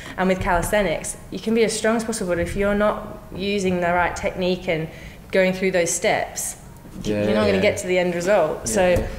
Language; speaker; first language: English; native; English